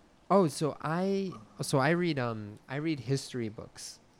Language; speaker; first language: English; native; English